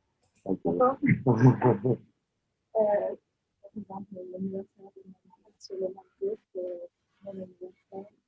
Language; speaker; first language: French; non-native, fluent; Russian